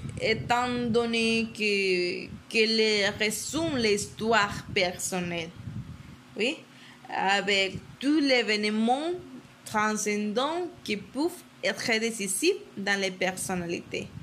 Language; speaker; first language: French; non-native, learner; Spanish